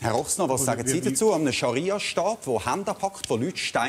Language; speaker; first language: German; native; German